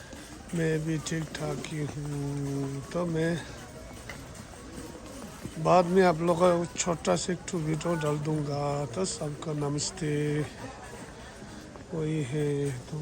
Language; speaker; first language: Hindi; non-native, local second language; Tibetan